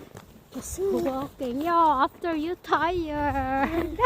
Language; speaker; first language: English; non-native, learner; Filipino